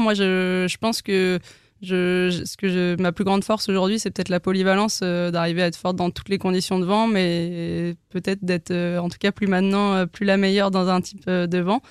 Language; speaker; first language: French; native; French